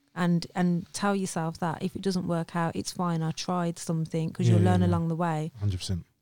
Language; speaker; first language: English; native; English